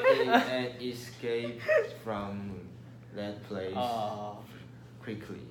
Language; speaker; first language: English; non-native, learner; Chinese